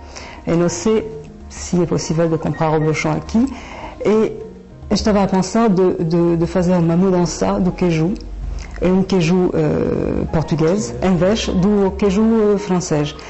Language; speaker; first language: Portuguese; non-native, learner; French